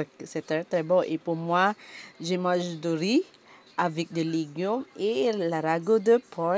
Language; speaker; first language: French; non-native, learner; Filipino